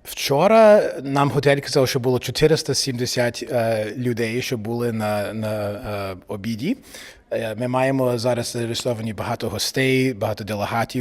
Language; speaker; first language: Ukrainian; early bilingual, heritage; English